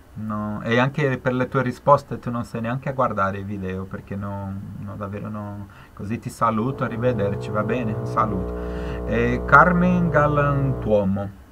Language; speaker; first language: Italian; non-native, fluent; Spanish